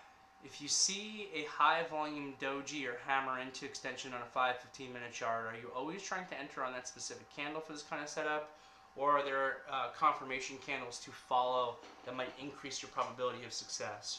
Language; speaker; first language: English; native; English